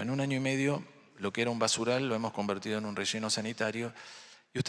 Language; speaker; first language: Spanish; native; Spanish